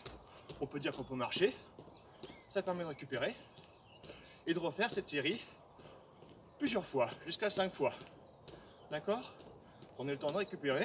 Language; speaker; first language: French; native; French